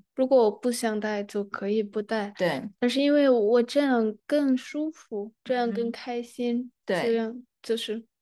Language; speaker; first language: Chinese; non-native, fluent; Arabic